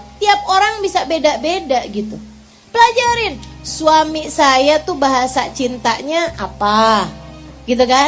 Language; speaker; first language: Indonesian; native; Indonesian